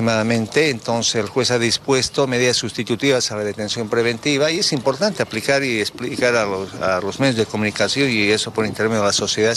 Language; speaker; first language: Spanish; native; Spanish